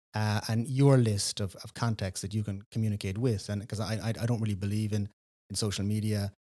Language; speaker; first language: English; native; English